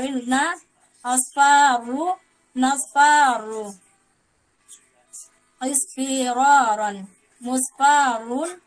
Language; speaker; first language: Arabic; non-native, learner; Indonesian